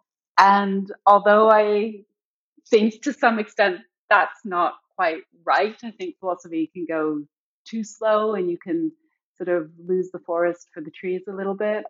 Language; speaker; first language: English; native; English